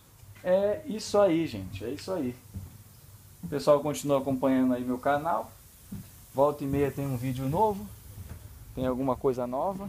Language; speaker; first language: Portuguese; native; Portuguese